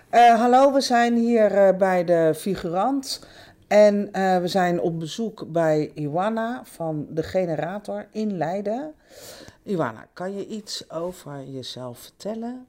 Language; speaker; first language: Dutch; native; Dutch